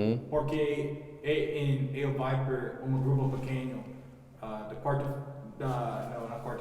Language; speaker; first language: Portuguese; non-native, learner; English